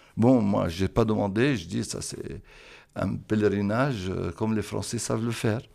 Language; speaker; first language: French; non-native, local second language; Arabic